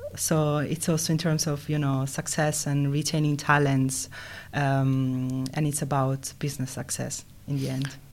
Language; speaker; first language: English; non-native, fluent; Italian